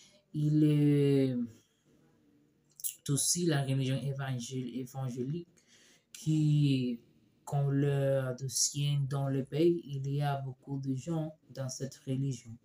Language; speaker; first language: French; non-native, learner; Spanish